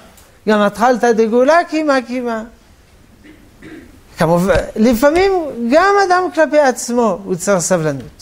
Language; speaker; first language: Hebrew; non-native, fluent; French